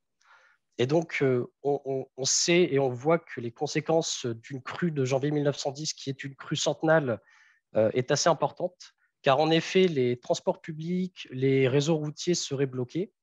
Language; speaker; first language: French; native; French